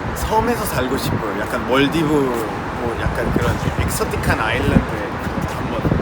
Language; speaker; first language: Korean; non-native, fluent; Spanish